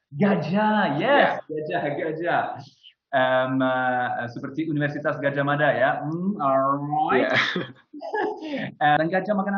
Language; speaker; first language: Indonesian; non-native, fluent; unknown